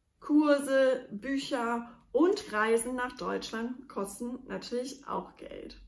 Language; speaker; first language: German; non-native, fluent; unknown